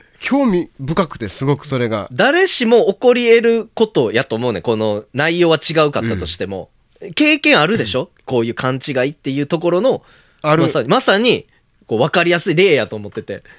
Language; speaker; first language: Japanese; native; Japanese